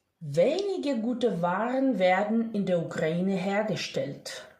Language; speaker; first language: German; non-native, fluent; Ukrainian